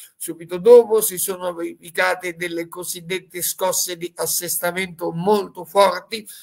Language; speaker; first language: Italian; native; Italian